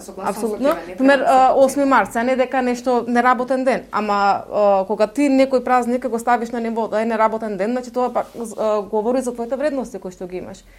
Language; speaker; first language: Macedonian; non-native, local second language; Turkish